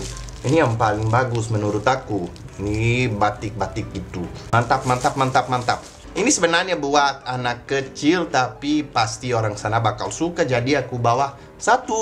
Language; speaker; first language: Indonesian; non-native, fluent; Portuguese